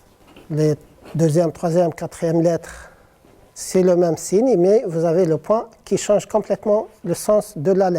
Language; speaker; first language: French; non-native, local second language; Arabic